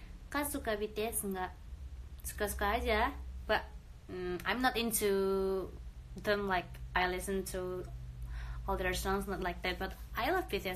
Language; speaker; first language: English; non-native, learner; Indonesian